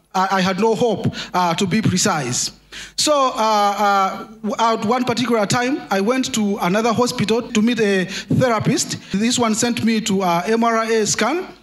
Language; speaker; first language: English; non-native, local second language; Nyanja